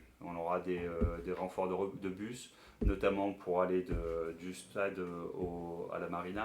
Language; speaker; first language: French; native; French